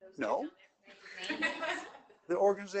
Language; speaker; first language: English; native; English